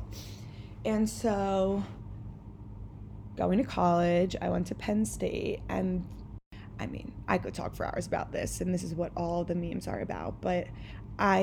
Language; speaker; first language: English; native; English